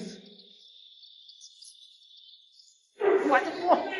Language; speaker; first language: Chinese; native; Chinese